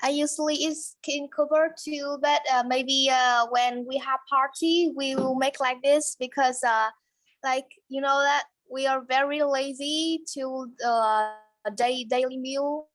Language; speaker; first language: English; non-native, learner; Vietnamese